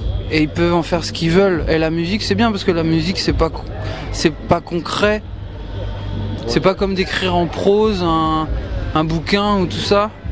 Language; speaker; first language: French; native; French